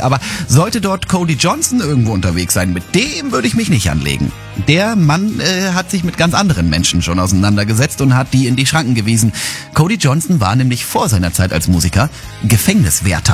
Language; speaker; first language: German; native; German